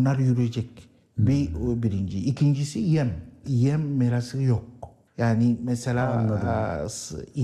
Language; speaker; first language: Turkish; non-native, learner; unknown